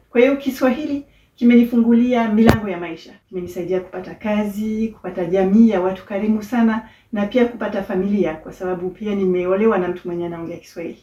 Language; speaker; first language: Swahili; non-native, fluent; French